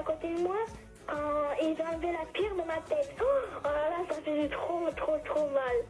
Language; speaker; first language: French; early bilingual, other home language; Turkish